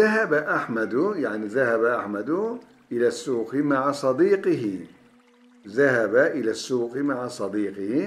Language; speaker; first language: Arabic; non-native, fluent; Turkish